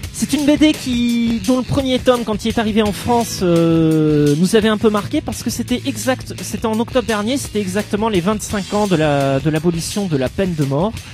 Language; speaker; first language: French; native; French